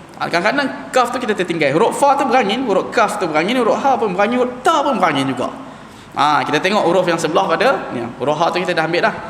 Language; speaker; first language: Malay; native; Malay